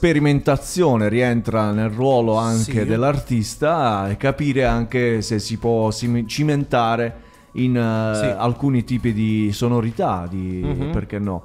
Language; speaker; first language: Italian; native; Italian